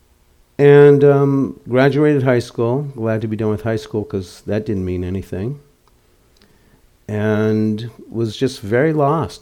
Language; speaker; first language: English; native; English